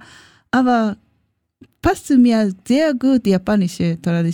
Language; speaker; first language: German; non-native, learner; Japanese